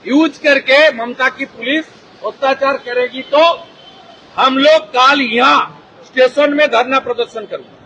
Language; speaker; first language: Hindi; non-native, local second language; Bangla